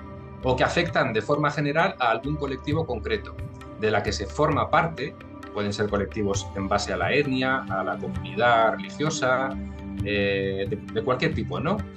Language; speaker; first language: Spanish; native; Spanish